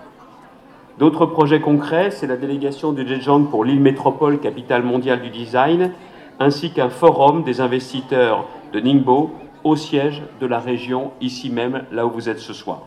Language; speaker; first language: French; native; French